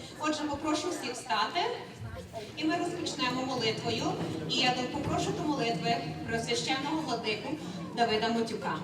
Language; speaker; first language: Ukrainian; native; Ukrainian